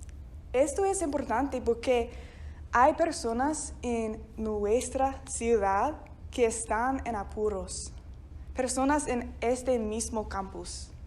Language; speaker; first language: Spanish; non-native, fluent; English